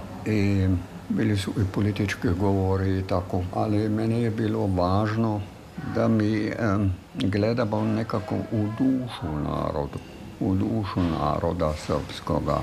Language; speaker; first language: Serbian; non-native, fluent; German